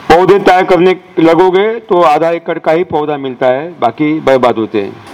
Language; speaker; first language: Hindi; non-native, local second language; Marathi